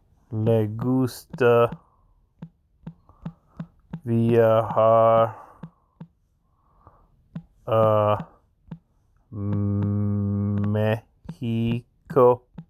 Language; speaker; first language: Spanish; non-native, learner; English